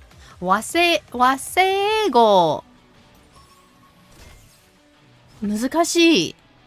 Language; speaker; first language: Japanese; non-native, learner; English